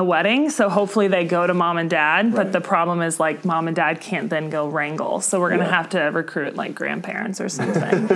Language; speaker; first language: English; native; English